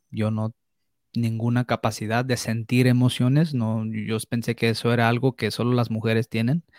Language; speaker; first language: Spanish; early bilingual, heritage; Spanish